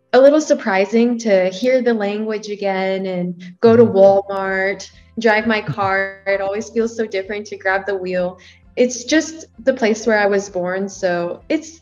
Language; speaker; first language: English; native; English